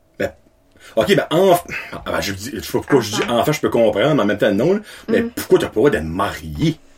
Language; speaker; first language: French; native; French